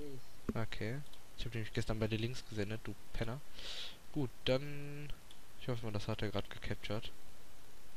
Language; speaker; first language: German; native; German